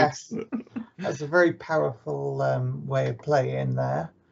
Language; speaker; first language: English; native; English